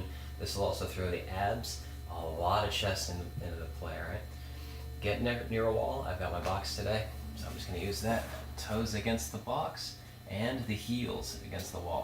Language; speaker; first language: English; native; English